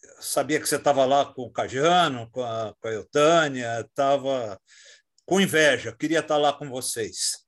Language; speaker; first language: Portuguese; native; Portuguese